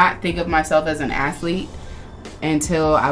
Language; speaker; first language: English; native; English